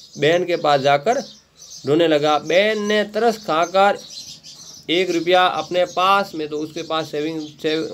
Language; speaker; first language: Hindi; native; Hindi